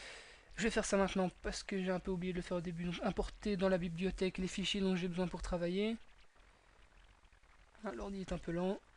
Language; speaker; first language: French; native; French